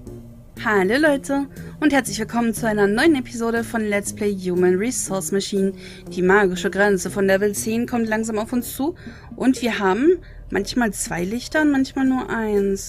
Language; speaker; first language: German; native; German